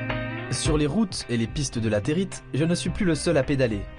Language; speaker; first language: French; native; French